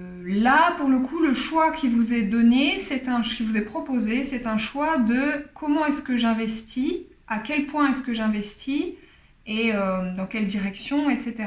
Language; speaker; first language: French; native; French